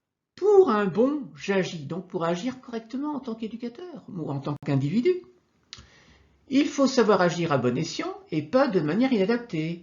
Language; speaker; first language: French; native; French